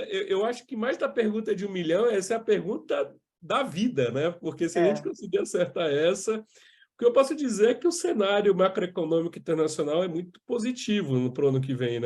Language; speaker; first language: Portuguese; native; Portuguese